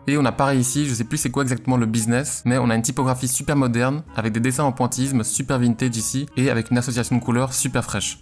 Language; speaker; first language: French; native; French